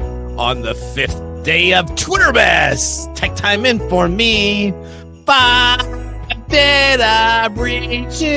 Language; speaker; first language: English; native; English